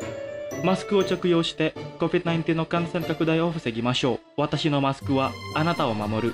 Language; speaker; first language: Japanese; non-native, learner; Indonesian